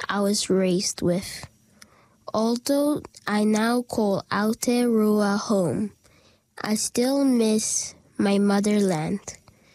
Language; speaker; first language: English; native; English